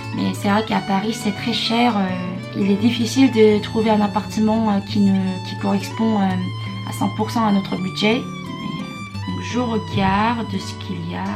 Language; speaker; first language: French; non-native, fluent; Korean